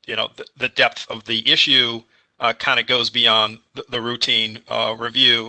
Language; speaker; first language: English; native; English